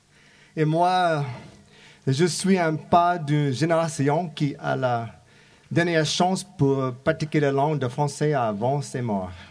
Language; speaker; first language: French; non-native, learner; English